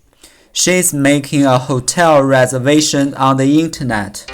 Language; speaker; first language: English; non-native, learner; Chinese